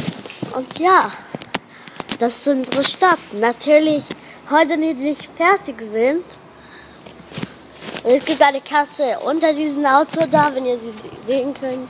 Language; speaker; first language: German; non-native, learner; French